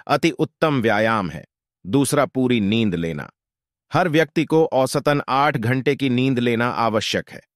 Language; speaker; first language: Hindi; native; Hindi